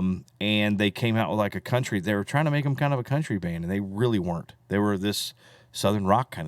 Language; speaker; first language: English; native; English